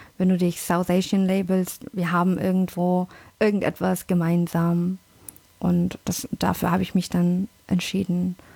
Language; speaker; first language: German; early bilingual, other home language; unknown